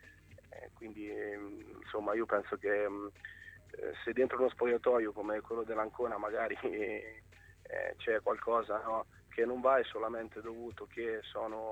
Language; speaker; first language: Italian; native; Italian